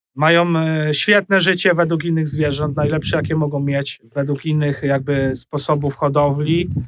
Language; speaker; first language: Polish; native; Polish